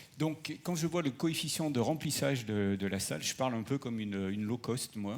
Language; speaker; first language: French; native; French